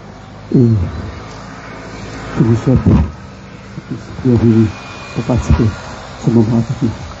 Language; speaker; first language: French; non-native, local second language; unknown